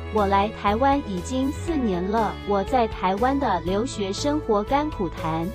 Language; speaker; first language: Chinese; non-native, fluent; Vietnamese